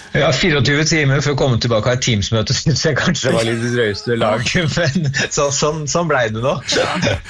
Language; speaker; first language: Norwegian; native; Norwegian